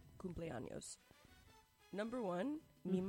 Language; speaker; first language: Spanish; non-native, learner; English